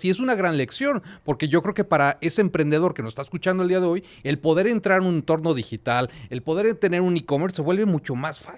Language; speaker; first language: Spanish; native; Spanish